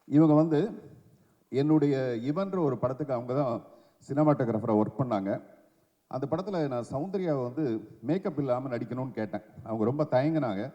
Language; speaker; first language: Tamil; native; Tamil